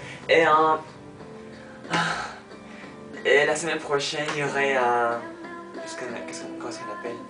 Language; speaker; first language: French; non-native, learner; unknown